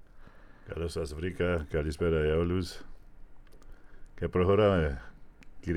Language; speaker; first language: Greek; non-native, fluent; Polish